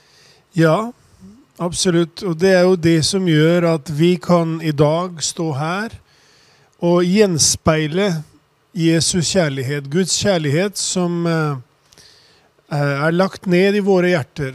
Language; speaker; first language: Swedish; non-native, fluent; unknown